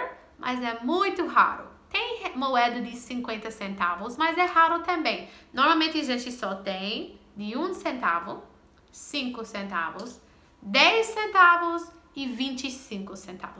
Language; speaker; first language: Portuguese; non-native, fluent; English